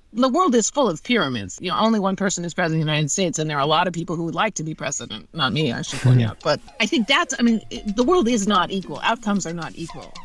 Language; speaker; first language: English; native; English